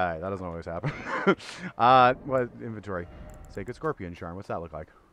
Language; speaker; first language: English; native; English